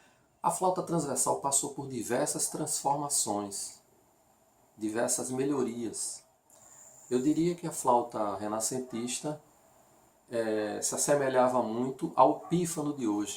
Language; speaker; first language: Portuguese; native; Portuguese